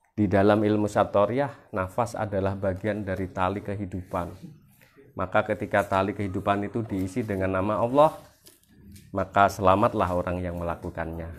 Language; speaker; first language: Indonesian; non-native, local second language; Javanese